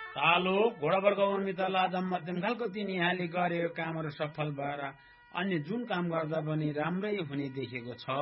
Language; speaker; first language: Nepali; non-native, local second language; Eastern Tamang